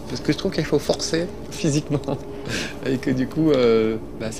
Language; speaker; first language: French; native; French